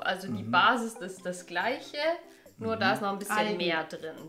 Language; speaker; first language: German; native; German